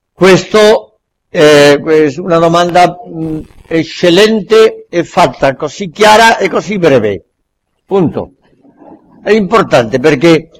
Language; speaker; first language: Italian; non-native, fluent; Spanish